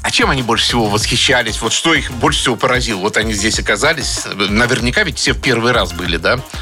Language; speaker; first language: Russian; native; Russian